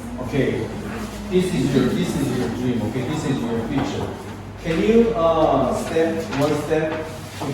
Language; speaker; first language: English; non-native, fluent; Korean